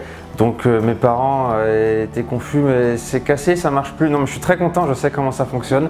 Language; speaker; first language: French; native; French